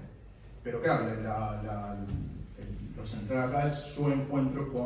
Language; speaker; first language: Spanish; native; Spanish